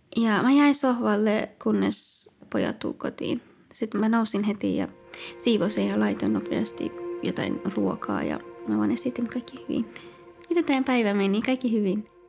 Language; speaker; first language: Finnish; non-native, fluent; Persian